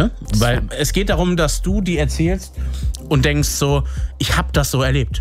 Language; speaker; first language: German; native; German